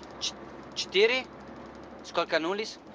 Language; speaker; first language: Russian; non-native, learner; Italian